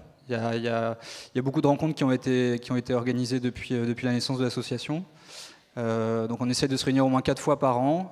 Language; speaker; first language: French; native; French